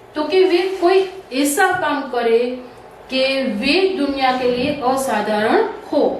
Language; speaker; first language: Hindi; non-native, local second language; Gujarati